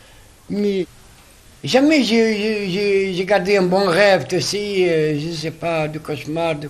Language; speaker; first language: French; non-native, learner; Arabic